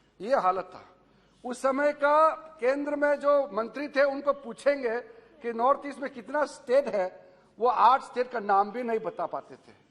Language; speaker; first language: Hindi; non-native, local second language; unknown